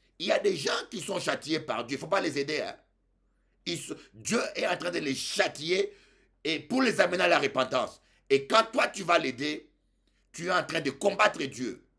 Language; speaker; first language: French; non-native, local second language; Lingala